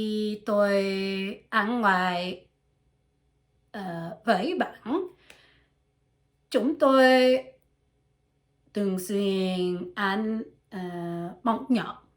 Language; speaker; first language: Vietnamese; non-native, learner; French